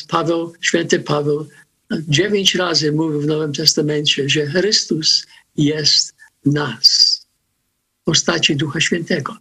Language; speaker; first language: Polish; early bilingual, heritage; Polish